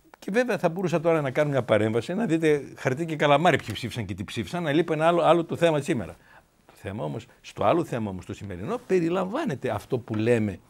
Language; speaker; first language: Greek; native; Greek